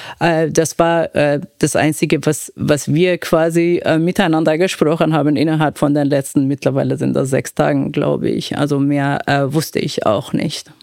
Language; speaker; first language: German; non-native, fluent; Persian